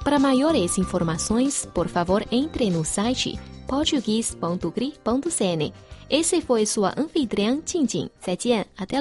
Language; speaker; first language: Portuguese; non-native, fluent; Chinese